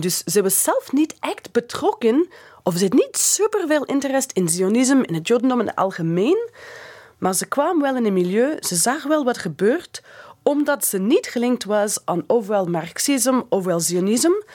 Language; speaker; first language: Dutch; non-native, fluent; English